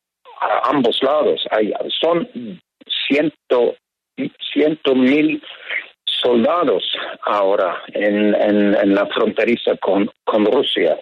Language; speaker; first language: Spanish; non-native, fluent; Norwegian